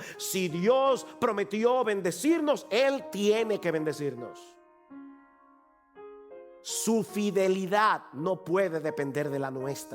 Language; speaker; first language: Spanish; native; Spanish